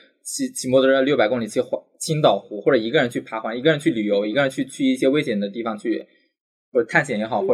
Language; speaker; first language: Chinese; native; Chinese